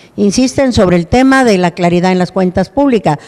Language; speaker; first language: Spanish; native; Spanish